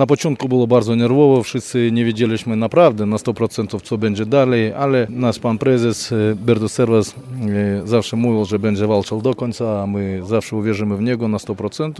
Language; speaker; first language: Polish; non-native, fluent; Russian